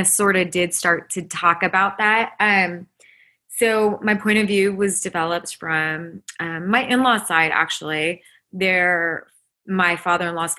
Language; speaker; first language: English; native; English